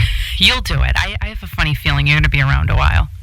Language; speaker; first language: English; native; English